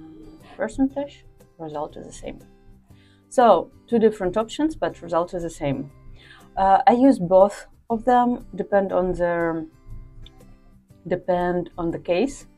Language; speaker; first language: English; non-native, fluent; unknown